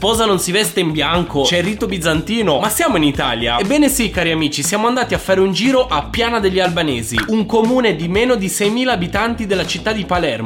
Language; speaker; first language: Italian; native; Italian